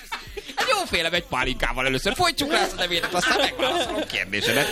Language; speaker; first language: Hungarian; native; Hungarian